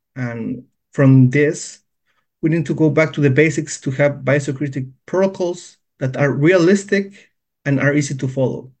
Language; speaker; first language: English; non-native, fluent; Spanish